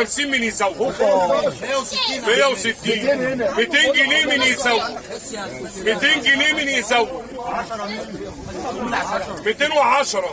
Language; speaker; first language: Arabic; native; Arabic